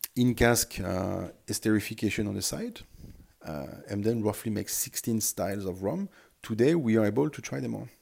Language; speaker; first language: English; non-native, fluent; French